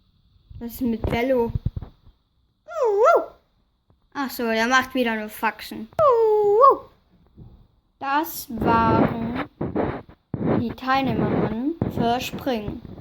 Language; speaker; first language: German; native; German